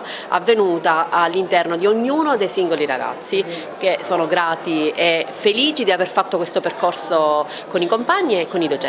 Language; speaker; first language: Italian; native; Italian